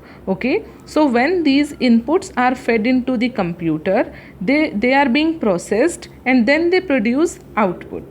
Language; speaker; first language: English; non-native, local second language; Hindi